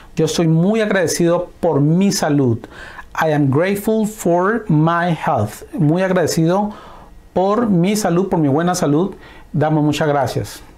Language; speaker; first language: Spanish; native; Spanish